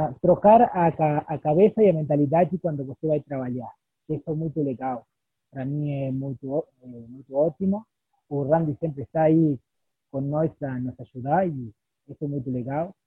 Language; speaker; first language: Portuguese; non-native, learner; Spanish